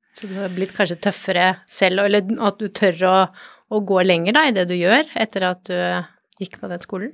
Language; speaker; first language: Norwegian; native; Norwegian